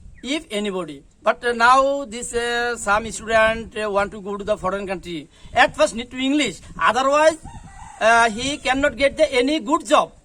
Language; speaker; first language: English; non-native, learner; Bangla